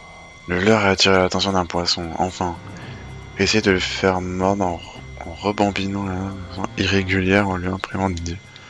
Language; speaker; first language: French; native; French